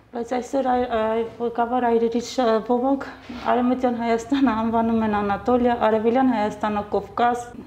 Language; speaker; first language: Armenian; native; Armenian